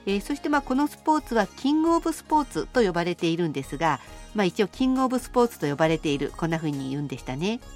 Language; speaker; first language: Japanese; native; Japanese